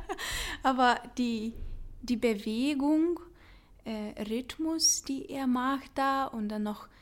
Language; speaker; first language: German; non-native, learner; Lithuanian